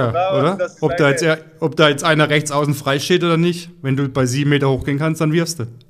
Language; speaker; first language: German; native; German